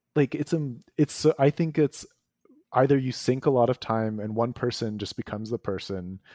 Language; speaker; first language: English; native; English